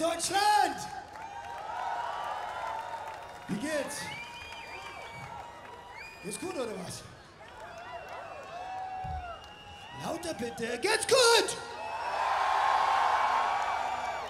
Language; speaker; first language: German; non-native, learner; English